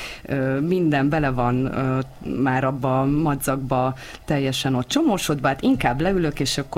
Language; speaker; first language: Hungarian; native; Hungarian